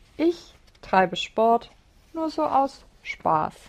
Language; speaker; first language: German; non-native, learner; English